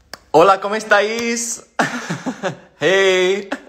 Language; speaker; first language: Spanish; non-native, learner; English